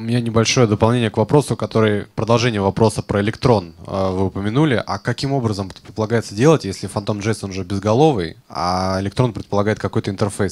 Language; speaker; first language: Russian; native; Russian